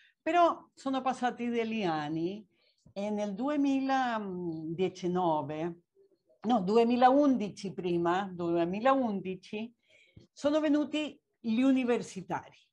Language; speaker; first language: Italian; non-native, fluent; Spanish